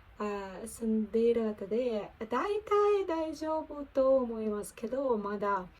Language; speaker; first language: Japanese; non-native, learner; Ukrainian